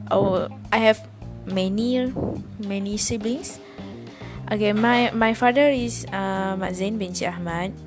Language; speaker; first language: English; non-native, learner; Malay